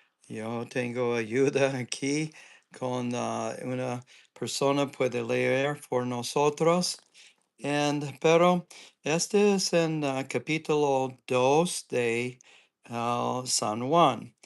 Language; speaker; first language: Spanish; non-native, learner; English